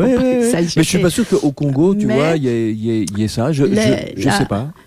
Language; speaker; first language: French; native; French